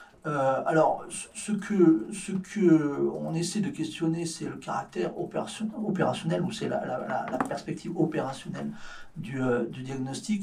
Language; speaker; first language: French; native; French